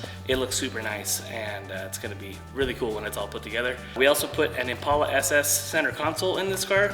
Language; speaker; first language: English; native; English